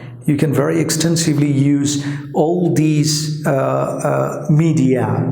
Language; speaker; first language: English; non-native, local second language; Malayalam